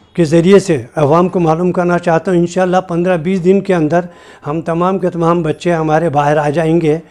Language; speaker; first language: Hindi; non-native, local second language; Urdu